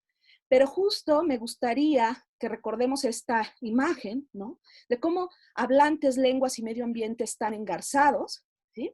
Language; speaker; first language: Spanish; native; Spanish